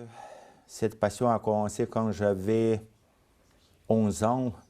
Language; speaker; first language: French; non-native, fluent; Lithuanian